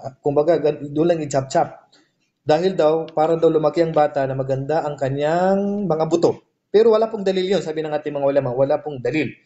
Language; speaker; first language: Filipino; native; Filipino